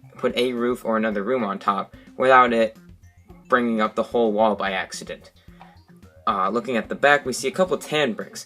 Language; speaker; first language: English; native; English